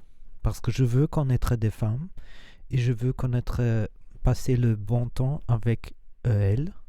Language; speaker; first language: French; non-native, learner; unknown